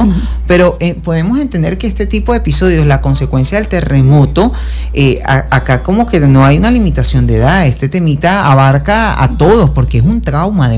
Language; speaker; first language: Spanish; native; Spanish